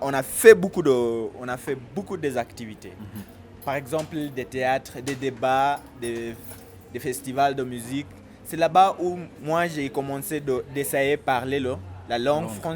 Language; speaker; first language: French; non-native, fluent; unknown